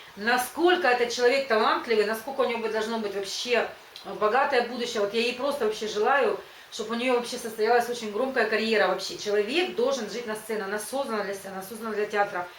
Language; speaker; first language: Russian; native; Russian